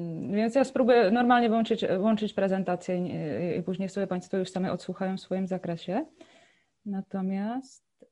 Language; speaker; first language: Polish; non-native, fluent; Czech